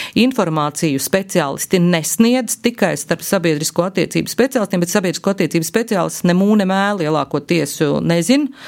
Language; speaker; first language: Latvian; native; Latvian